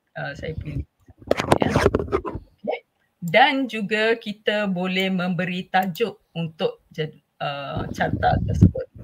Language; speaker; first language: Malay; non-native, local second language; Tamil